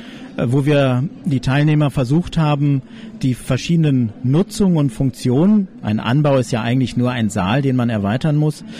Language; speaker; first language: German; native; German